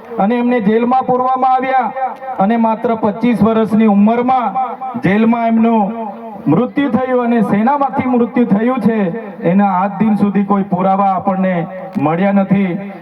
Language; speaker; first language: Gujarati; non-native, local second language; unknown